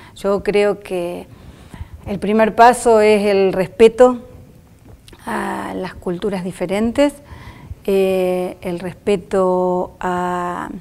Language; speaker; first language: Spanish; native; Spanish